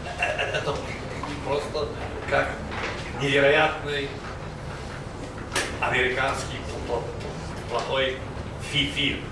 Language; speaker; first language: Russian; non-native, fluent; Polish